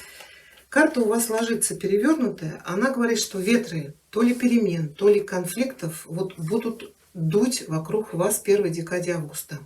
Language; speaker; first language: Russian; native; Russian